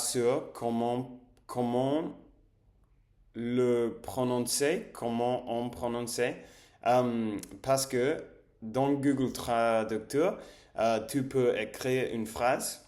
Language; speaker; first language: French; non-native, learner; English